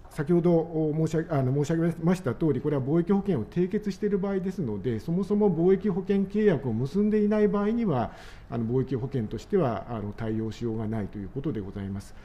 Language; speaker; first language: Japanese; native; Japanese